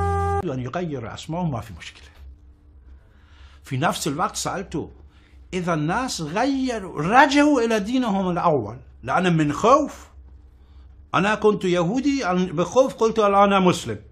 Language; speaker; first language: Arabic; non-native, fluent; Persian